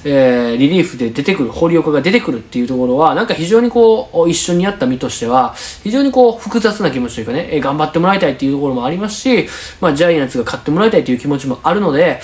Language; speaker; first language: Japanese; native; Japanese